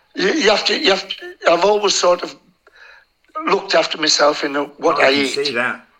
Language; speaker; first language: English; native; English